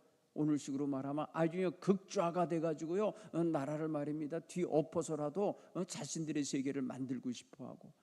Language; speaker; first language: Korean; native; Korean